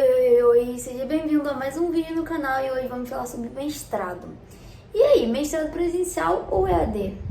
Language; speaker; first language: Portuguese; native; Portuguese